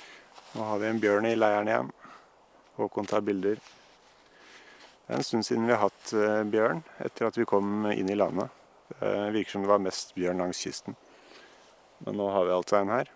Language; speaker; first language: Norwegian; native; Norwegian